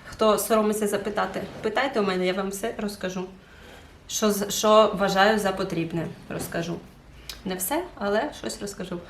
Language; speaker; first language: Ukrainian; non-native, local second language; Russian